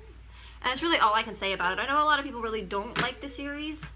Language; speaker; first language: English; native; English